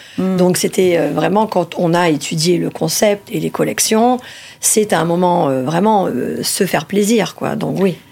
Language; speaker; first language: French; early bilingual, other home language; Italian